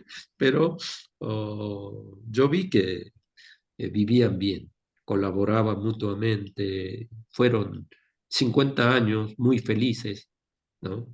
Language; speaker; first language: Spanish; non-native, fluent; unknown